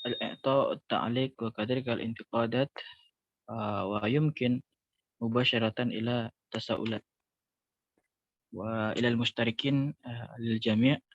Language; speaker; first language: Arabic; non-native, learner; Indonesian